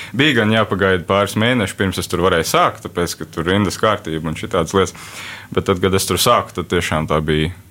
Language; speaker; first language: Latvian; early bilingual, heritage; Latvian